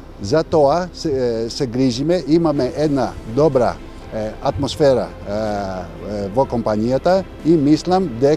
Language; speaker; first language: Macedonian; non-native, learner; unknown